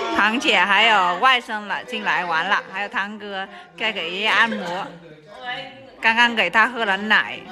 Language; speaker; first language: Chinese; non-native, fluent; Vietnamese